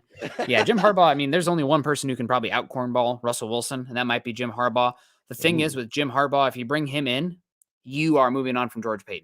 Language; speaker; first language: English; native; English